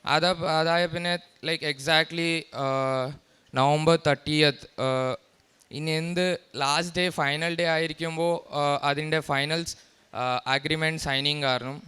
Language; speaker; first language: Malayalam; early bilingual, heritage; Malayalam